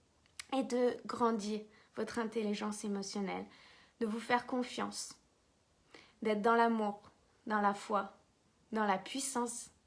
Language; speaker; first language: French; native; French